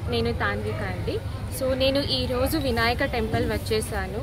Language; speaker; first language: Telugu; non-native, fluent; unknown